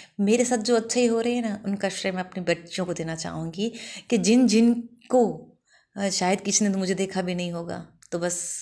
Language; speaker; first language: Hindi; non-native, local second language; Gujarati